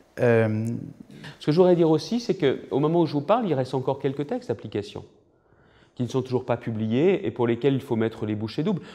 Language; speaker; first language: French; native; French